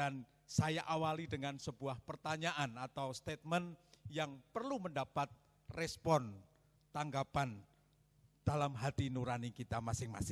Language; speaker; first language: Indonesian; native; Indonesian